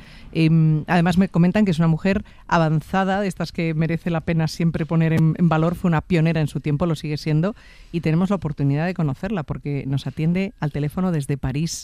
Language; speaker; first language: Spanish; native; Spanish